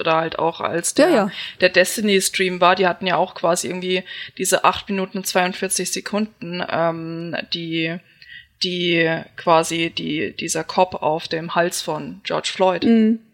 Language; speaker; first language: German; native; German